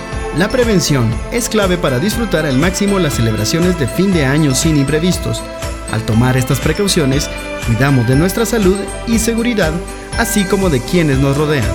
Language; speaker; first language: Spanish; native; Spanish